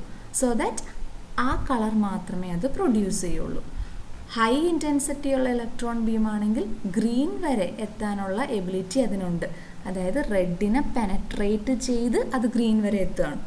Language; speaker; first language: Malayalam; native; Malayalam